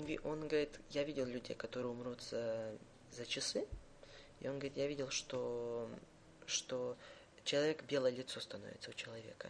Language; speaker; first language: Russian; early bilingual, heritage; Russian